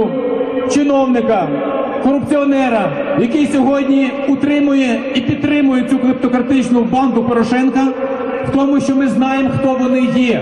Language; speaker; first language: Ukrainian; native; Ukrainian